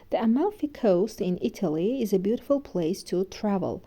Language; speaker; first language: English; non-native, fluent; Azerbaijani